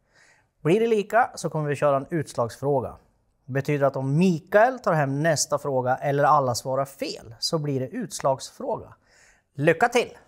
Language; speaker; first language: Swedish; native; Swedish